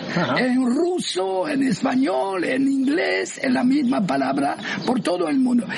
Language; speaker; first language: Spanish; non-native, fluent; French